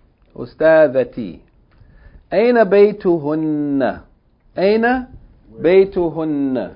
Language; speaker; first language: Arabic; non-native, fluent; English